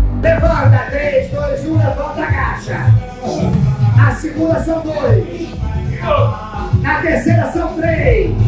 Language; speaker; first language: Portuguese; native; Portuguese